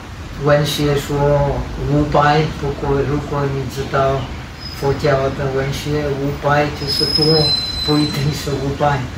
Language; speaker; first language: Chinese; non-native, fluent; Czech